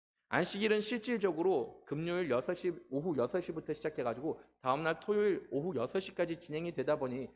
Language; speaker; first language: Korean; native; Korean